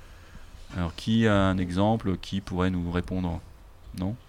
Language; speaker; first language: French; native; French